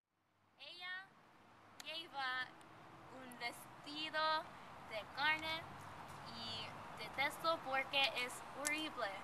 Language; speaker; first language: Spanish; non-native, learner; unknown